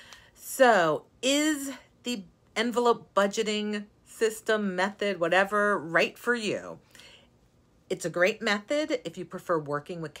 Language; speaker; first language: English; native; English